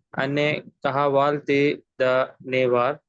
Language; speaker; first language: Turkish; non-native, learner; Urdu